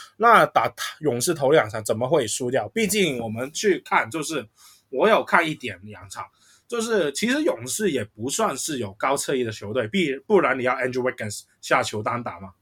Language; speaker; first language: Chinese; native; Chinese